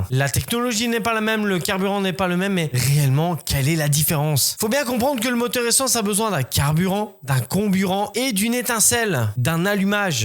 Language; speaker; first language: French; native; French